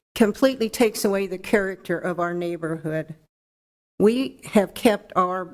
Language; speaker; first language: English; native; English